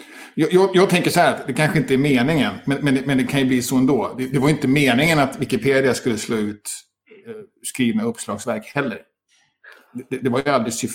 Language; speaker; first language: Swedish; native; Swedish